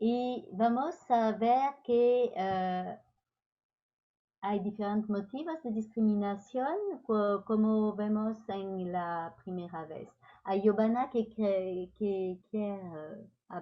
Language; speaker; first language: Spanish; non-native, learner; French